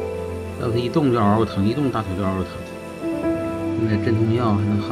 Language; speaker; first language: Chinese; native; Chinese